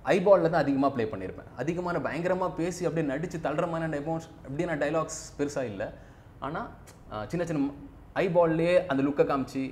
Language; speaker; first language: Tamil; native; Tamil